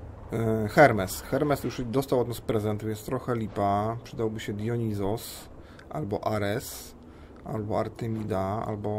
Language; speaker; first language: Polish; native; Polish